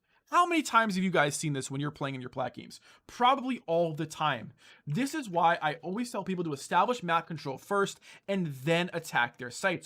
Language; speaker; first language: English; native; English